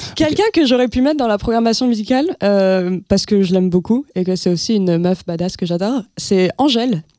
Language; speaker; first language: French; native; French